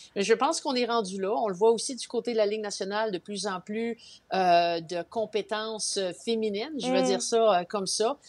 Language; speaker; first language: French; native; French